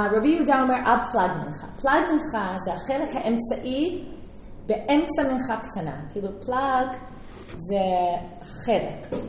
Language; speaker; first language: Hebrew; native; Hebrew